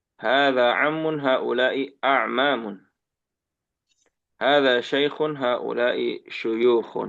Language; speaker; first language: Arabic; non-native, fluent; Indonesian